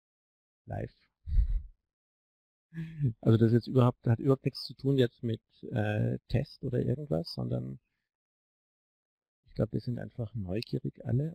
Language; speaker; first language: German; native; German